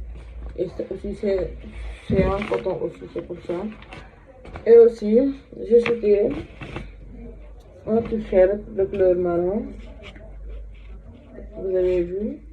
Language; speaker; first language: French; non-native, fluent; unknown